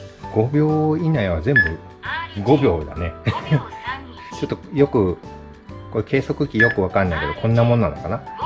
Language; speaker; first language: Japanese; native; Japanese